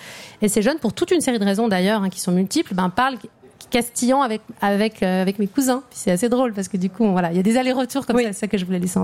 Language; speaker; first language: French; native; French